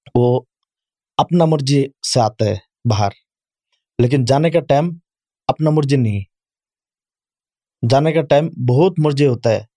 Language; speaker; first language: Urdu; non-native, learner; Bangla